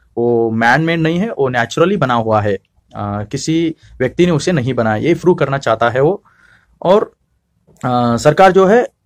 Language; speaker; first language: Hindi; non-native, local second language; Kannada